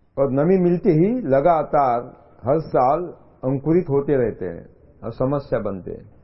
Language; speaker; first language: Hindi; non-native, local second language; Marathi